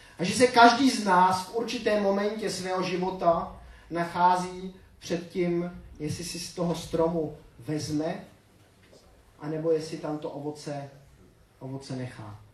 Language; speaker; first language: Czech; native; Czech